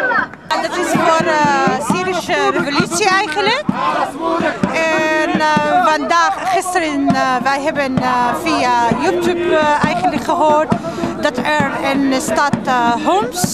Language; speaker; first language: Dutch; non-native, fluent; Arabic